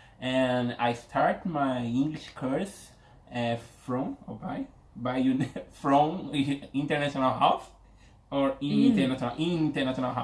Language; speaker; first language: English; non-native, learner; Portuguese